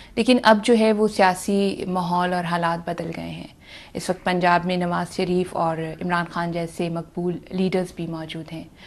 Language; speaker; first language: Urdu; native; Urdu